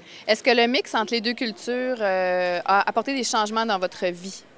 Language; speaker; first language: French; native; French